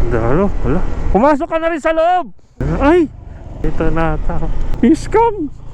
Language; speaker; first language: Filipino; native; Filipino